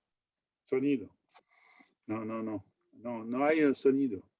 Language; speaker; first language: Spanish; non-native, learner; French